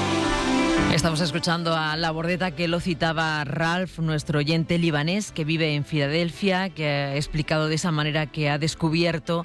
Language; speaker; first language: Spanish; native; Spanish